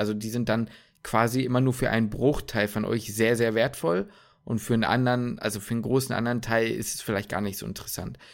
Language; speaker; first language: German; native; German